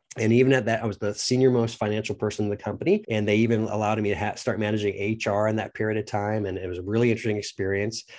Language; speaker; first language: English; native; English